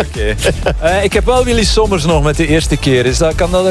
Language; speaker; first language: Dutch; native; Dutch